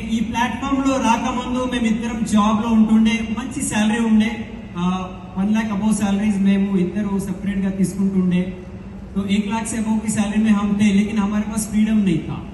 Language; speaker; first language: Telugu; non-native, local second language; Hindi